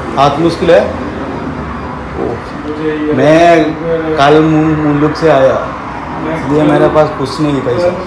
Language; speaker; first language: Hindi; non-native, local second language; Malayalam